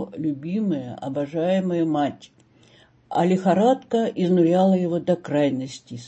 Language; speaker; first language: Russian; native; Russian